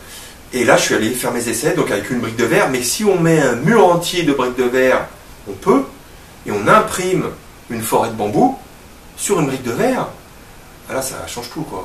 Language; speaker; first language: French; native; French